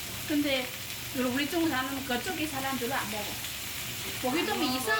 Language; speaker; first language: Korean; non-native, learner; Chinese